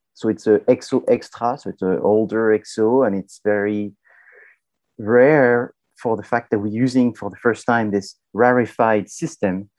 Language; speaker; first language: English; non-native, fluent; French